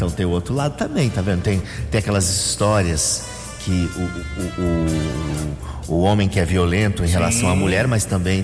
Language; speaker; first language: Portuguese; native; Portuguese